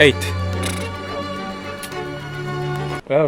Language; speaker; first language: English; non-native, learner; Korean